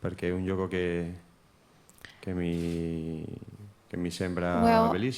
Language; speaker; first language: Italian; non-native, learner; Spanish